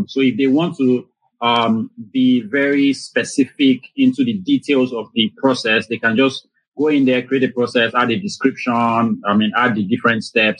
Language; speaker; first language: English; non-native, local second language; Yoruba